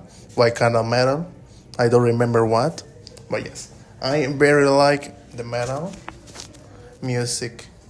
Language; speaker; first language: English; non-native, learner; Spanish